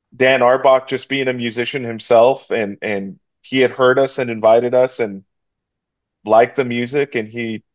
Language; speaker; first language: English; early bilingual, other home language; Spanish